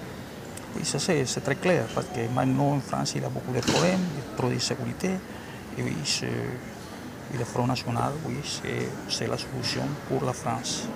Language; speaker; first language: French; non-native, learner; Spanish